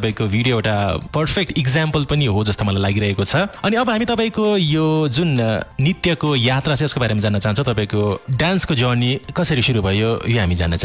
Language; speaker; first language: Nepali; native; Nepali